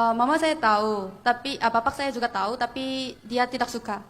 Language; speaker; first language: Indonesian; non-native, fluent; Korean